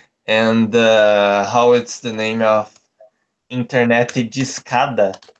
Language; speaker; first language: English; non-native, learner; Portuguese